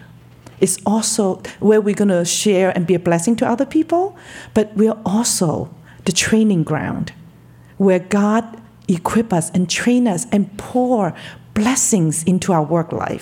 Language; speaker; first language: English; non-native, local second language; Cantonese